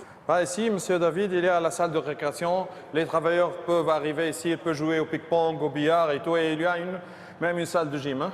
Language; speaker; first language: French; non-native, local second language; Arabic